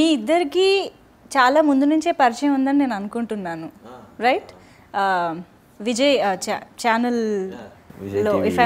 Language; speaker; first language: Telugu; native; Telugu